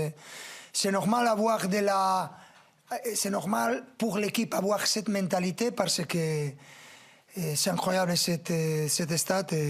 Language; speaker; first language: French; non-native, fluent; Spanish